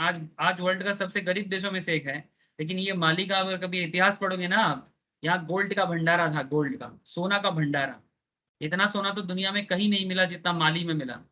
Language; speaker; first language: Hindi; non-native, local second language; Bangla